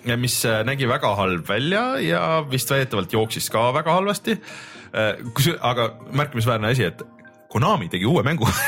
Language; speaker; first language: Estonian; native; Estonian